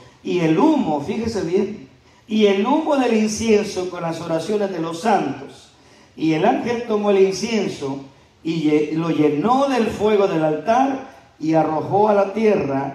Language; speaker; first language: Spanish; native; Spanish